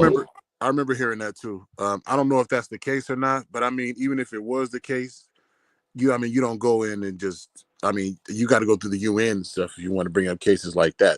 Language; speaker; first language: English; native; English